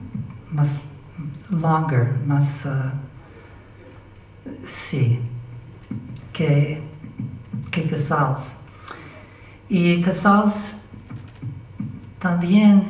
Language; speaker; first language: Spanish; non-native, learner; English